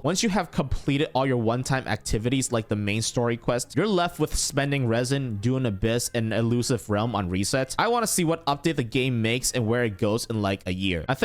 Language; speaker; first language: English; native; English